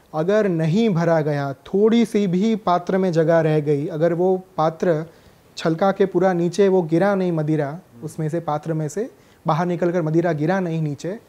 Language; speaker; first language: Hindi; non-native, local second language; Gujarati